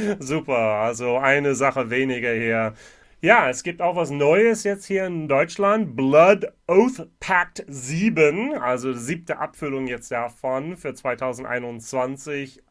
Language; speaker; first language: German; non-native, fluent; English